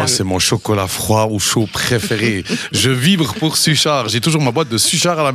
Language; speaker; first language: French; native; French